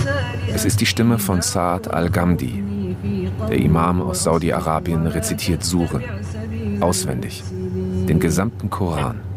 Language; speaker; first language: German; native; German